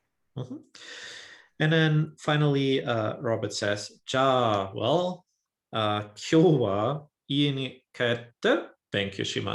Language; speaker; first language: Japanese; non-native, fluent; English